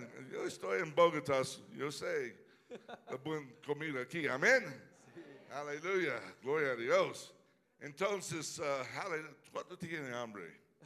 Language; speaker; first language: Spanish; non-native, learner; English